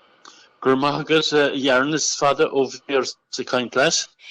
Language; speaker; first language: Irish; non-native, local second language; English